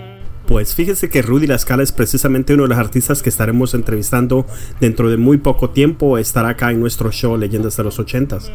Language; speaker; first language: Spanish; early bilingual, heritage; Spanish